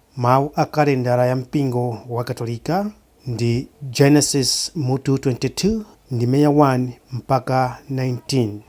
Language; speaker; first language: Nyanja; native; Nyanja